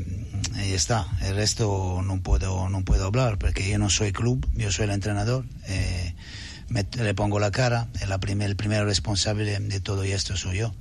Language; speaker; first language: Spanish; non-native, learner; Italian